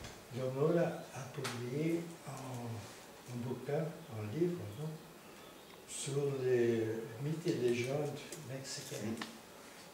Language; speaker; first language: French; non-native, fluent; Portuguese